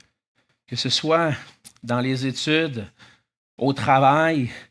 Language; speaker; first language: French; native; French